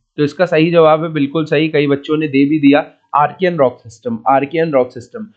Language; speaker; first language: Hindi; native; Hindi